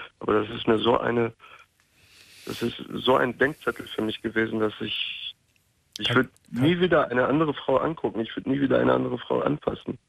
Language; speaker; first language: German; early bilingual, other home language; Turkish